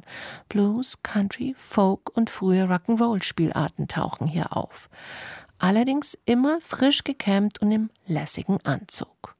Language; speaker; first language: German; native; German